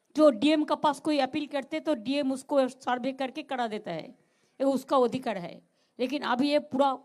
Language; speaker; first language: Hindi; non-native, local second language; Bangla